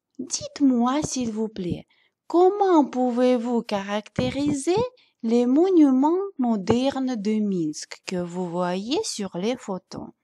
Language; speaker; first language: French; non-native, fluent; Russian